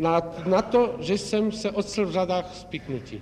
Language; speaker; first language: Czech; native; Czech